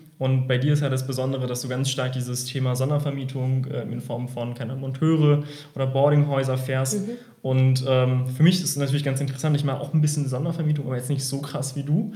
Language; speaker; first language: German; early bilingual, other home language; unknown